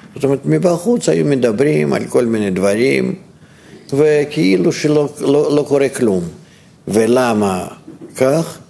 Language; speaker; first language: Hebrew; non-native, fluent; Russian